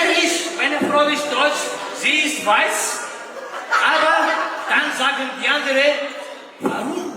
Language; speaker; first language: German; non-native, learner; Malagasy